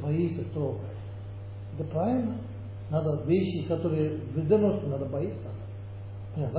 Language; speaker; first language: Russian; non-native, learner; Tibetan